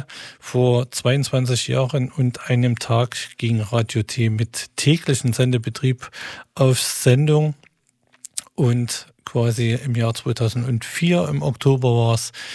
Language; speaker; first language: German; native; German